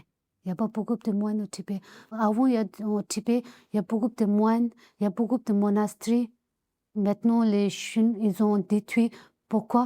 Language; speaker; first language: French; non-native, learner; Tibetan